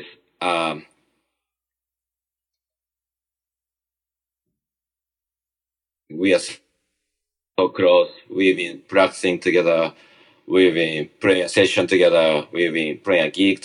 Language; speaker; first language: English; non-native, learner; Japanese